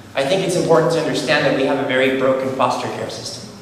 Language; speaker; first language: English; native; English